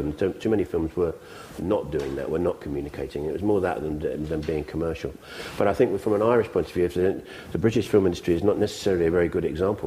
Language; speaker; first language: English; native; English